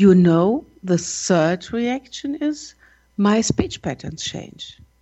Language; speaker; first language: English; non-native, learner; German